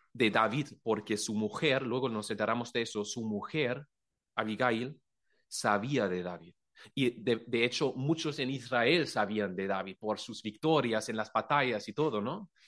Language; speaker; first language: Spanish; non-native, fluent; German